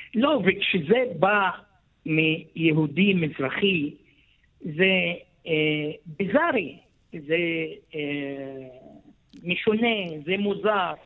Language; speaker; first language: Hebrew; non-native, local second language; Arabic